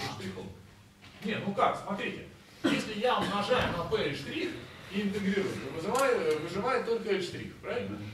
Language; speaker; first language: Russian; native; Russian